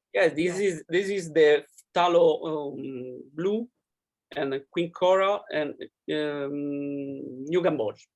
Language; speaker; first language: English; non-native, learner; Italian